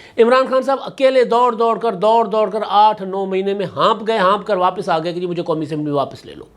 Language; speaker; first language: Urdu; non-native, local second language; Sindhi